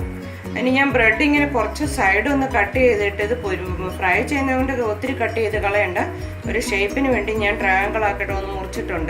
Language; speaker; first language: Malayalam; native; Malayalam